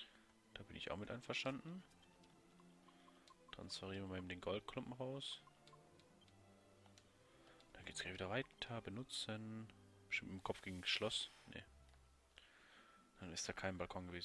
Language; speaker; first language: German; native; German